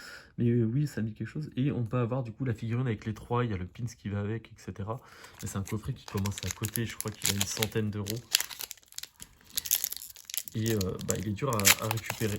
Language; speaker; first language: French; native; French